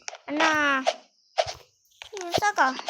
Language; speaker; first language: Malay; native; Malay